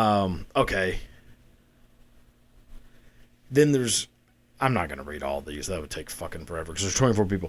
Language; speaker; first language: English; native; English